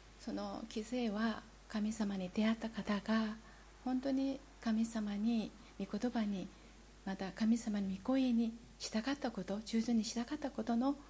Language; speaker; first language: Japanese; non-native, fluent; Korean